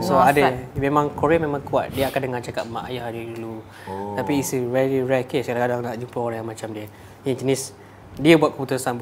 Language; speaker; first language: Malay; native; Malay